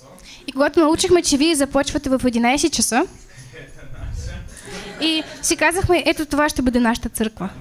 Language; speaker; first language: Bulgarian; non-native, fluent; Russian